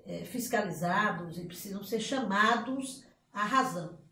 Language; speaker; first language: Portuguese; native; Portuguese